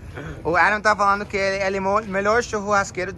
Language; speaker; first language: Portuguese; non-native, learner; English